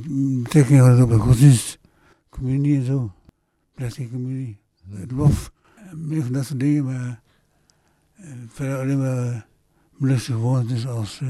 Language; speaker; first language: Dutch; early bilingual, other home language; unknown